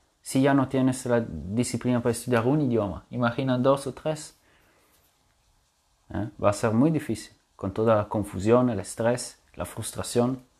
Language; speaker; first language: Spanish; non-native, fluent; French